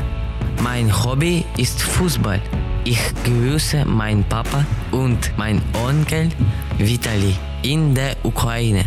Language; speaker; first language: German; non-native, learner; Ukrainian